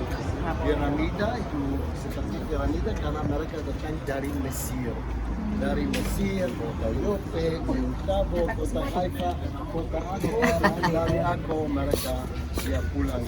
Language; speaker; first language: Indonesian; non-native, fluent; Hebrew